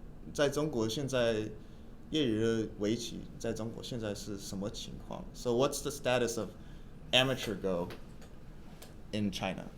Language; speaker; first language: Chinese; early bilingual, heritage; English